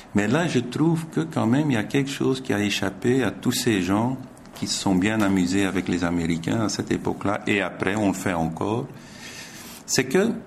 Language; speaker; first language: French; native; French